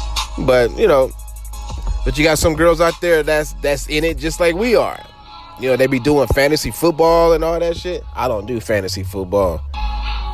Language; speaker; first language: English; native; English